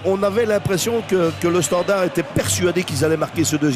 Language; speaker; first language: French; native; French